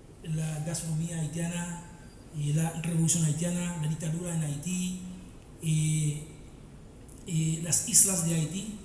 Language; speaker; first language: Spanish; non-native, fluent; Haitian Creole